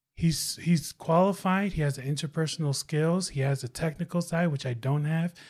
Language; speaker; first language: English; non-native, fluent; Tongan